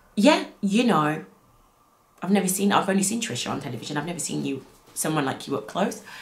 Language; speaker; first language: English; native; English